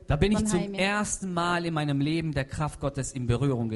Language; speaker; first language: German; non-native, fluent; Russian